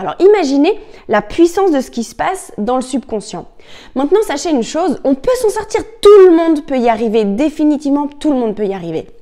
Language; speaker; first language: French; native; French